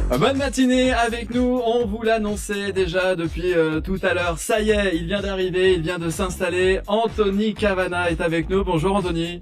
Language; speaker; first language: French; native; French